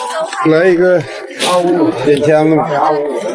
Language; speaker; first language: Chinese; native; Chinese